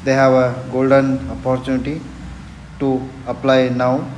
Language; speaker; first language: English; non-native, local second language; Kannada